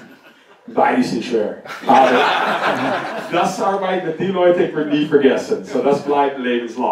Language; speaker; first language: German; non-native, fluent; English